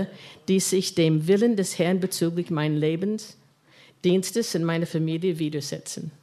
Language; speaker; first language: German; non-native, fluent; English